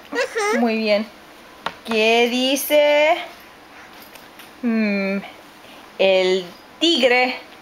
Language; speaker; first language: Spanish; non-native, fluent; English